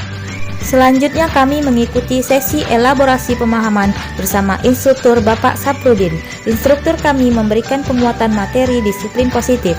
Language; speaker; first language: Indonesian; native; Indonesian